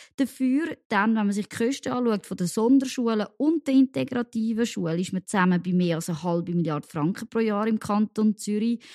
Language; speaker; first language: German; early bilingual, other home language; French